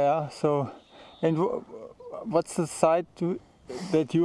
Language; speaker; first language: English; non-native, fluent; German